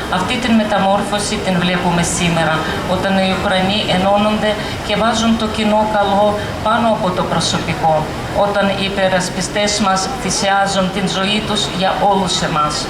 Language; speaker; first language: Greek; non-native, fluent; Ukrainian